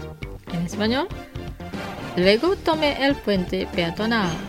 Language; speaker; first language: Spanish; non-native, fluent; Indonesian